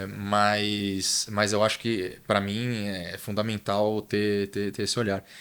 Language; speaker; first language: Portuguese; native; Portuguese